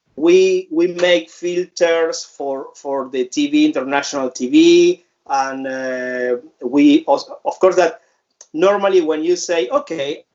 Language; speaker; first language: English; non-native, fluent; Spanish